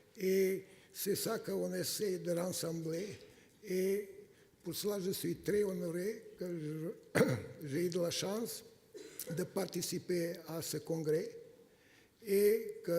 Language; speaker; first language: French; non-native, fluent; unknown